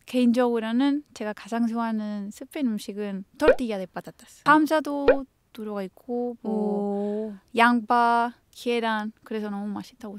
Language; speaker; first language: Korean; non-native, fluent; Spanish